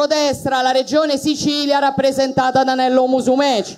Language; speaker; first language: Italian; native; Italian